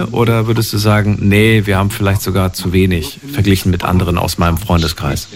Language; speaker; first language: German; native; German